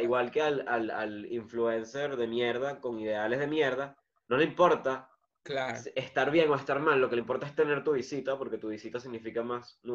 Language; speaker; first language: Spanish; native; Spanish